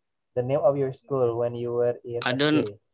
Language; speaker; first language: English; non-native, fluent; Indonesian